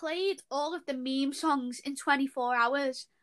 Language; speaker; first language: English; native; English